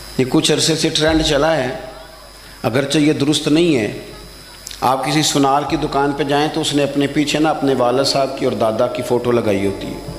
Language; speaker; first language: Urdu; non-native, local second language; Punjabi